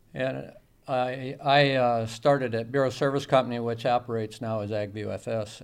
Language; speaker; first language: English; native; English